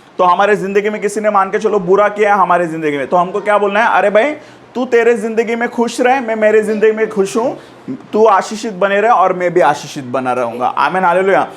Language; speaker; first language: Hindi; non-native, local second language; Marathi